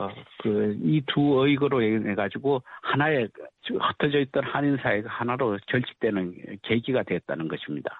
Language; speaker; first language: Korean; native; Korean